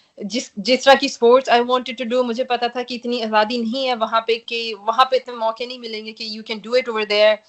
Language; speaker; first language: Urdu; native; Urdu